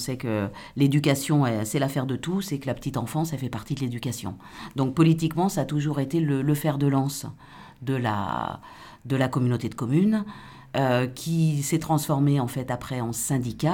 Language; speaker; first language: French; native; French